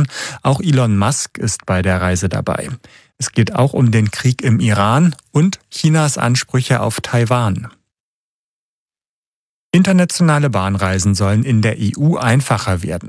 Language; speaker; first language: German; native; German